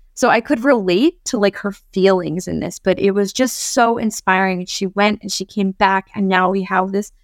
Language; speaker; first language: English; native; English